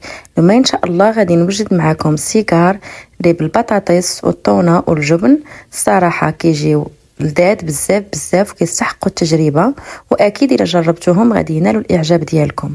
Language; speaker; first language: Arabic; native; Arabic